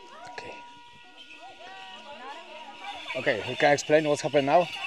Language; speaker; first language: English; non-native, learner; Polish